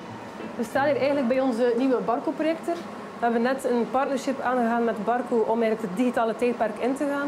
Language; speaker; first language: Dutch; native; Dutch